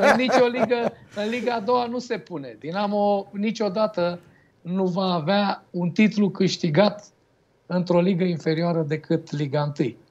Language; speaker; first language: Romanian; native; Romanian